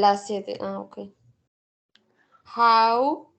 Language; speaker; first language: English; non-native, fluent; Spanish